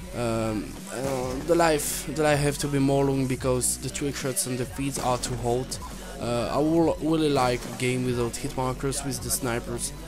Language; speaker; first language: English; non-native, learner; French